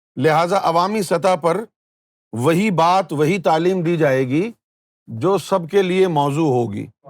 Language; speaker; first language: Urdu; native; Urdu